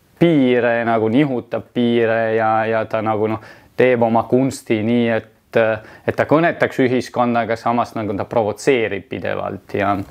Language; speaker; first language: Estonian; non-native, fluent; Italian